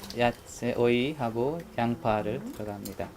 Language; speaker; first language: Korean; non-native, learner; Hungarian